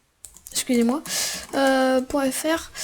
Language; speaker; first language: French; native; French